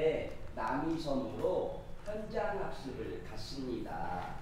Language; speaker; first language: Korean; non-native, fluent; Vietnamese